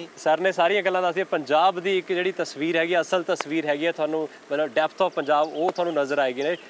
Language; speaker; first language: Punjabi; native; Punjabi